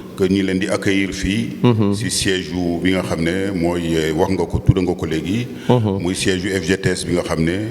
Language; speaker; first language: Wolof; non-native, local second language; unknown